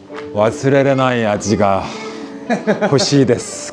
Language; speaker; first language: Japanese; non-native, learner; Korean